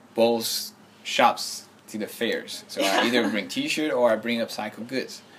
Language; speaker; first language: English; non-native, fluent; French